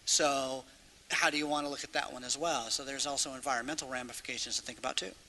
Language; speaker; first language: English; native; English